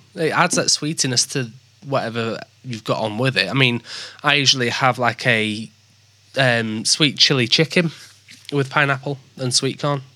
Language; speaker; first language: English; native; English